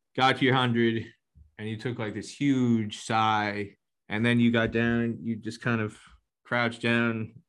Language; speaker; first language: English; native; English